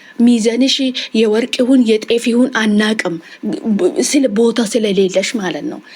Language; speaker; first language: Amharic; native; Amharic